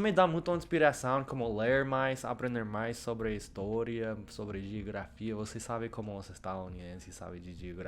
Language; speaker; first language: Portuguese; non-native, learner; English